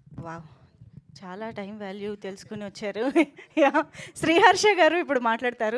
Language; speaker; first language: Telugu; native; Telugu